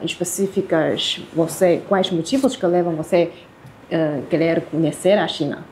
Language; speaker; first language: Portuguese; non-native, fluent; Chinese